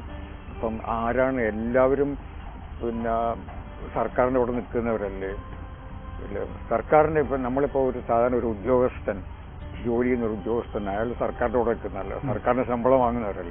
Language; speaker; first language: Malayalam; native; Malayalam